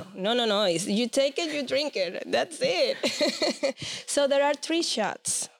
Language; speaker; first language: English; non-native, learner; Spanish